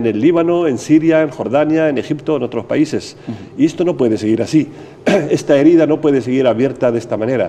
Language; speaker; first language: Spanish; non-native, fluent; Arabic